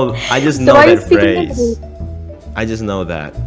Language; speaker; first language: English; non-native, fluent; Indonesian